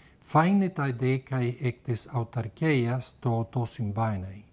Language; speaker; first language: Greek; non-native, fluent; Spanish